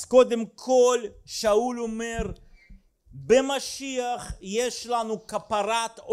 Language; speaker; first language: Hebrew; non-native, fluent; Russian